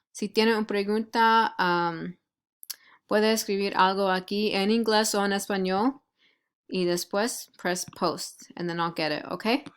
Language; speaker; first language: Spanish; non-native, fluent; English